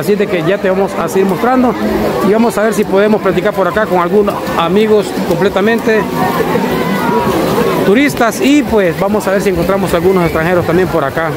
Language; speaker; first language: Spanish; native; Spanish